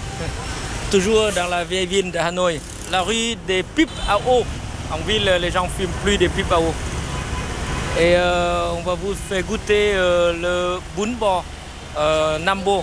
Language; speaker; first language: French; non-native, fluent; Vietnamese